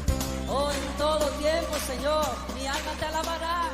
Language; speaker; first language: Spanish; native; Spanish